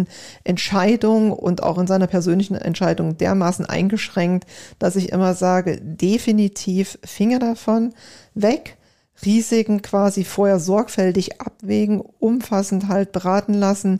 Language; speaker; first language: German; native; German